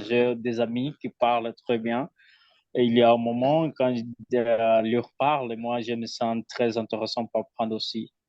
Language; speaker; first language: French; non-native, learner; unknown